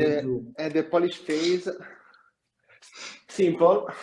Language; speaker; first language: English; non-native, learner; Italian